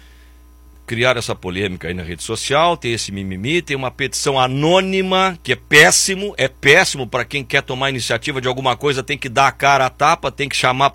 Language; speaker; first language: Portuguese; native; Portuguese